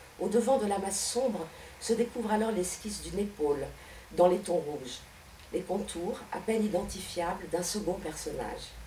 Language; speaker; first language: French; native; French